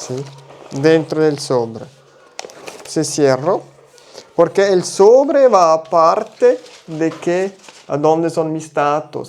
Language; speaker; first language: Spanish; non-native, learner; German